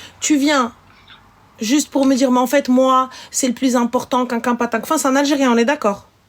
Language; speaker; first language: French; early bilingual, other home language; Arabic